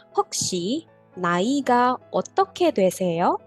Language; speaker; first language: Korean; non-native, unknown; Indonesian